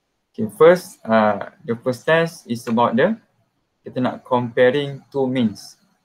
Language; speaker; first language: English; non-native, local second language; Malay